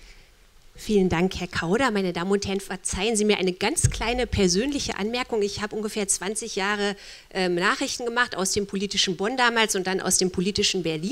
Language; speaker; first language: German; native; German